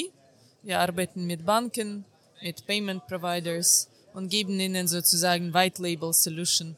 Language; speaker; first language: German; non-native, fluent; Ukrainian